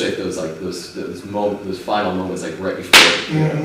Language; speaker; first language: English; native; English